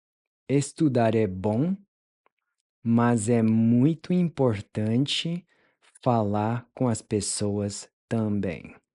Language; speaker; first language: Portuguese; non-native, fluent; English